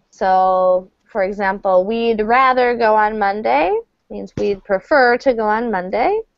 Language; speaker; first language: English; native; English